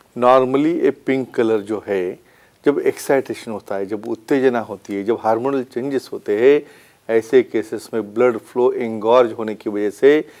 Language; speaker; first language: Hindi; non-native, local second language; Marathi